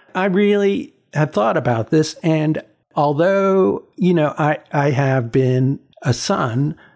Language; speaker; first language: English; early bilingual, other home language; Chinese